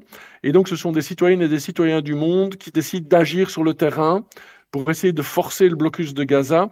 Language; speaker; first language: French; native; French